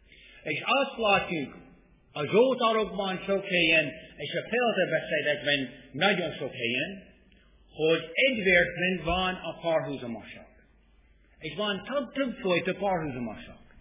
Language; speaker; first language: Hungarian; non-native, fluent; English